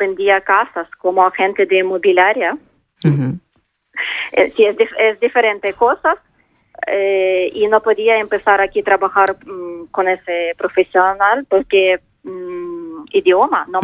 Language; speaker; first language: Spanish; non-native, learner; Ukrainian